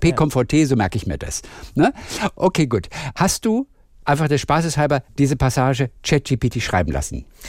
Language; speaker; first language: German; native; German